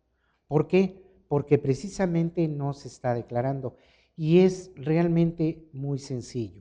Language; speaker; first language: Spanish; native; Spanish